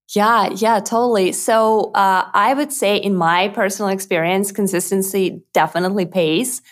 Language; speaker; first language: English; non-native, fluent; Russian